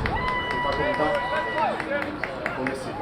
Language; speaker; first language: French; non-native, fluent; English